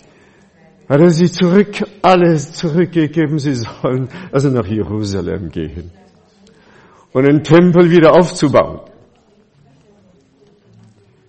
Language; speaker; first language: German; non-native, fluent; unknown